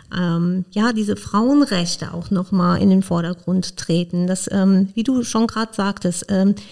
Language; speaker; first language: German; non-native, fluent; Persian